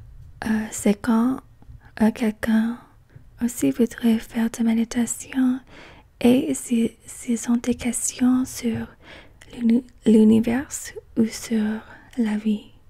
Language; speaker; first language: French; non-native, learner; English